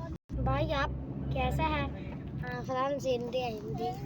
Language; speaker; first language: Hindi; non-native, local second language; Malayalam